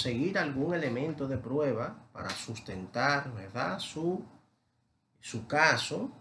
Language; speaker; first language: Spanish; native; Spanish